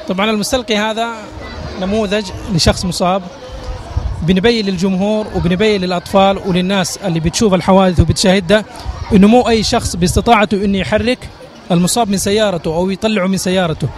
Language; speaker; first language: Arabic; native; Arabic